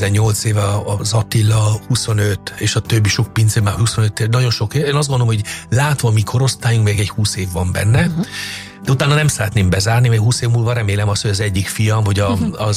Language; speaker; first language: Hungarian; non-native, fluent; Italian